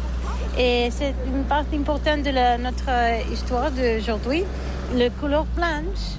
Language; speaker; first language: French; non-native, learner; Catalan